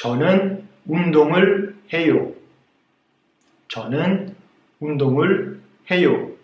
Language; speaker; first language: Korean; non-native, fluent; Spanish